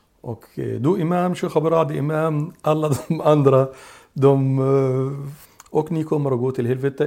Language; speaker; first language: Swedish; non-native, local second language; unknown